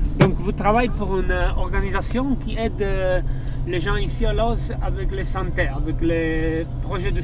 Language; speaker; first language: French; non-native, learner; Czech